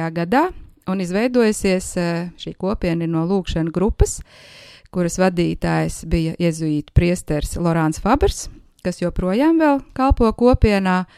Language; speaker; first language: Latvian; native; Latvian